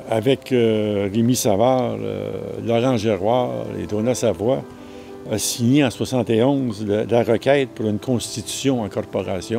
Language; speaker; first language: French; native; French